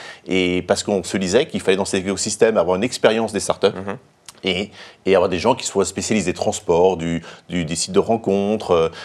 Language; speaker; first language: French; native; French